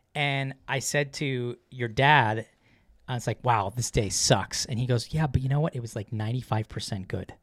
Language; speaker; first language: English; native; English